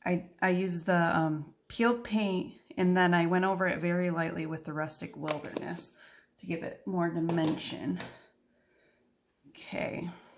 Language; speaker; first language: English; native; English